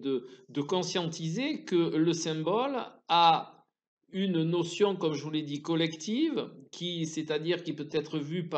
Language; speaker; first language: French; native; French